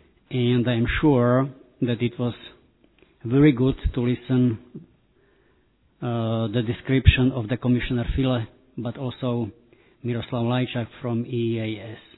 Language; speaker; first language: English; non-native, fluent; Slovak